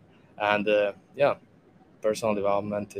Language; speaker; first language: English; non-native, fluent; Italian